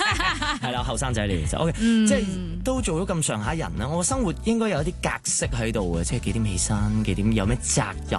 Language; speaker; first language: Cantonese; native; Cantonese